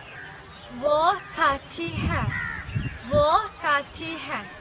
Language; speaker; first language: Hindi; non-native, learner; Arabic